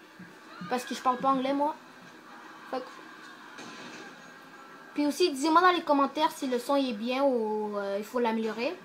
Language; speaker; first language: French; native; French